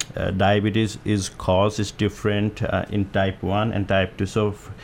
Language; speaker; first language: English; non-native, local second language; Nepali